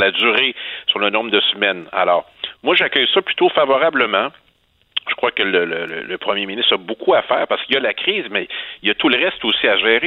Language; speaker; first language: French; native; French